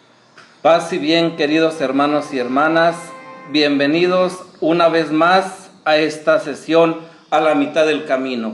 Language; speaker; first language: Spanish; native; Spanish